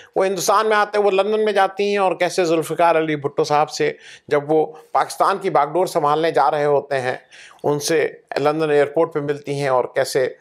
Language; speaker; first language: Hindi; native; Hindi